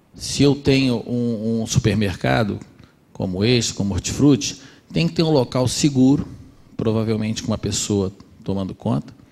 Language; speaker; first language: Portuguese; native; Portuguese